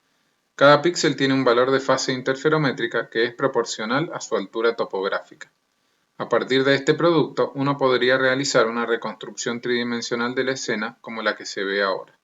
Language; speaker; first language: Spanish; native; Spanish